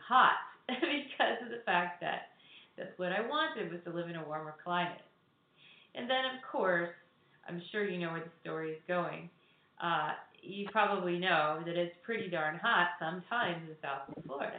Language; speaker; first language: English; native; English